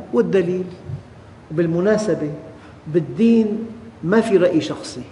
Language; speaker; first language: Arabic; native; Arabic